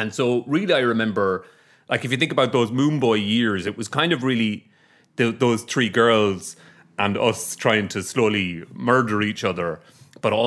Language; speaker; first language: English; native; English